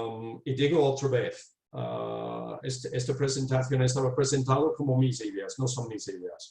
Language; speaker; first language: Spanish; non-native, fluent; English